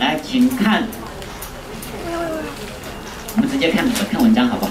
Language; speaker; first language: Chinese; native; Chinese